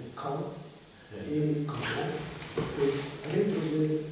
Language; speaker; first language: French; non-native, fluent; Russian